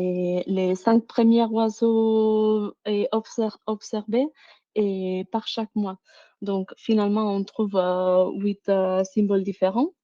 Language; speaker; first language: French; non-native, fluent; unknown